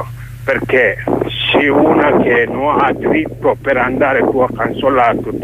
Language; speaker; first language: Italian; non-native, learner; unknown